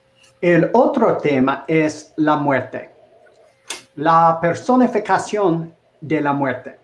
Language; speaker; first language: Spanish; non-native, learner; English